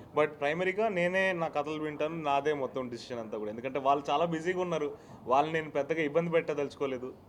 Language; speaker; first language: Telugu; native; Telugu